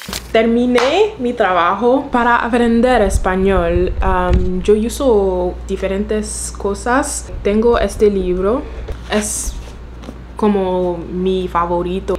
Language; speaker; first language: Spanish; non-native, learner; French